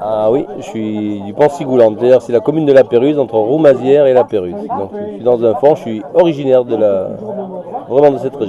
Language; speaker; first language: French; native; French